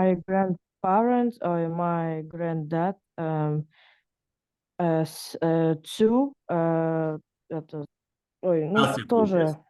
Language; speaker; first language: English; non-native, learner; Russian